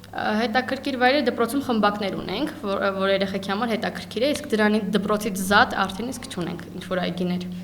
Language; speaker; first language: Armenian; native; Armenian